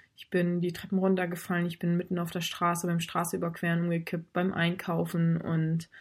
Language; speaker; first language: German; native; German